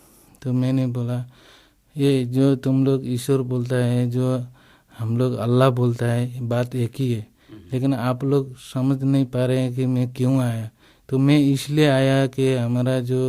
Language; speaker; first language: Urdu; non-native, learner; Nepali